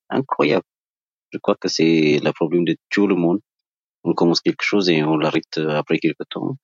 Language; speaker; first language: French; non-native, learner; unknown